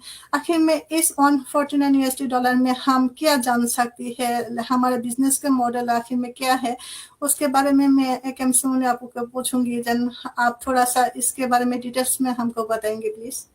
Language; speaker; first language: Hindi; non-native, fluent; Bangla